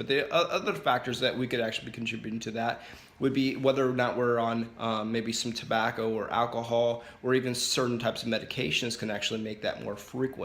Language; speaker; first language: English; native; English